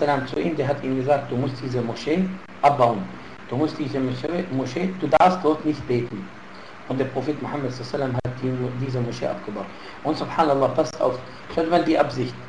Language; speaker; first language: German; non-native, fluent; Arabic